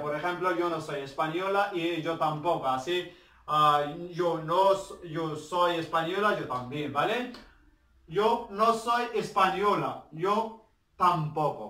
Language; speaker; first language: Spanish; non-native, learner; Arabic